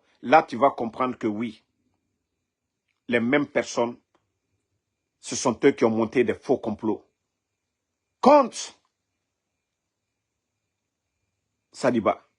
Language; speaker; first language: French; non-native, local second language; Mandingo